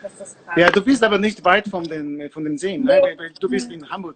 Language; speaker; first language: German; non-native, learner; Polish